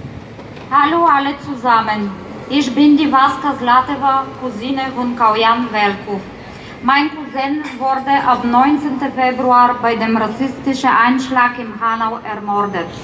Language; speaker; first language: German; non-native, fluent; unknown